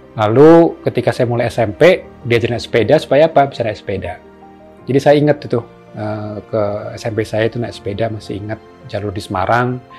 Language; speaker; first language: Indonesian; native; Indonesian